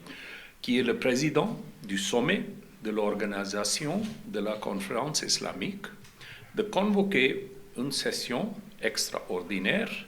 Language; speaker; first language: French; non-native, fluent; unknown